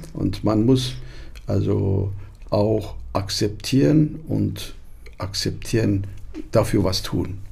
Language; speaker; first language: German; non-native, fluent; Turkish